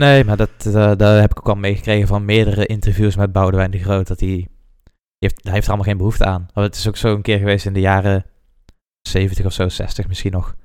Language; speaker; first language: Dutch; native; Dutch